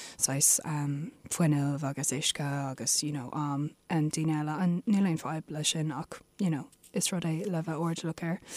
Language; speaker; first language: Irish; non-native, local second language; English